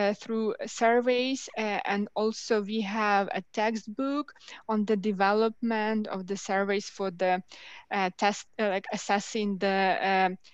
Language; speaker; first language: English; non-native, fluent; Ukrainian